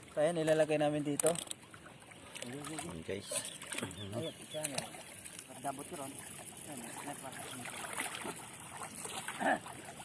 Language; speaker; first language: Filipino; non-native, local second language; Aklanon